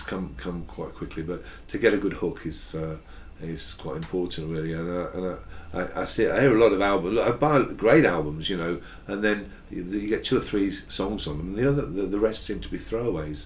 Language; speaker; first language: English; native; English